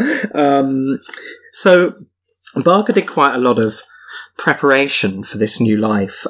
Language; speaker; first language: English; native; English